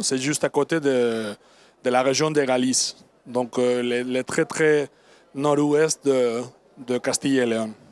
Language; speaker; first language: French; non-native, learner; Spanish